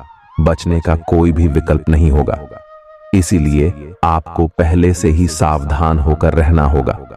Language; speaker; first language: Hindi; native; Hindi